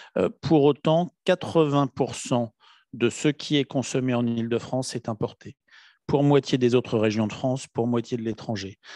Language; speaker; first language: French; native; French